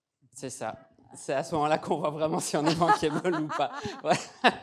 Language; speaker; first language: French; native; French